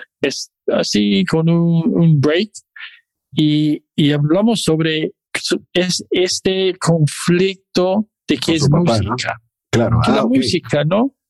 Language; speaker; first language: Spanish; non-native, fluent; English